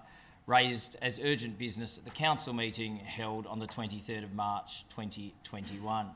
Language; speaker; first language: English; native; English